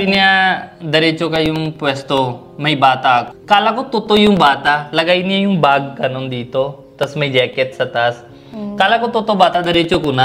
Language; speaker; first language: Filipino; non-native, learner; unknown